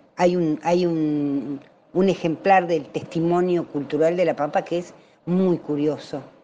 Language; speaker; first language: Spanish; native; Spanish